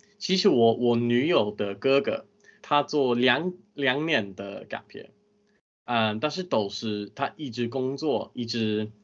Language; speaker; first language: Chinese; non-native, fluent; English